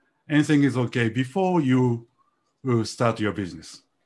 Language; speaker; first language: English; non-native, fluent; Japanese